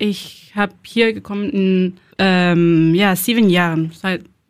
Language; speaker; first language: German; non-native, learner; Spanish